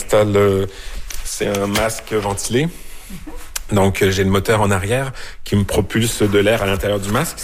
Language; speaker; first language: French; native; French